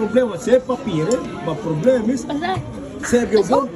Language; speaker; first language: Dutch; non-native, fluent; Filipino